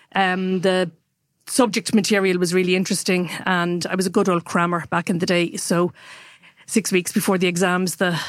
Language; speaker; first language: English; native; English